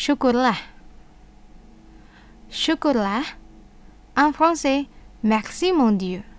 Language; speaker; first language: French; non-native, fluent; Indonesian